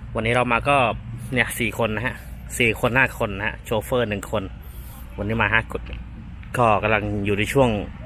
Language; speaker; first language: Thai; native; Thai